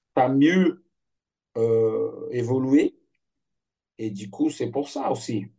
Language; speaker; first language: French; non-native, fluent; Portuguese